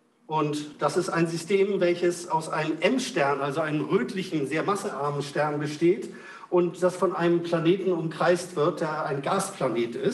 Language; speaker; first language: German; native; German